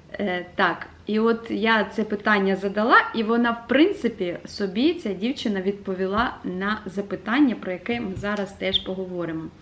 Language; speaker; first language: Ukrainian; non-native, local second language; Russian